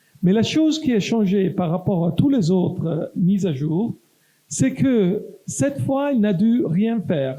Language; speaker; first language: French; non-native, local second language; Italian